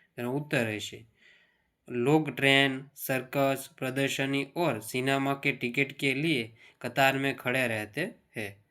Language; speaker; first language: Hindi; non-native, local second language; Gujarati